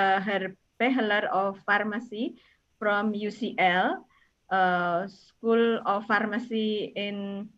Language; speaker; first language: English; non-native, learner; Indonesian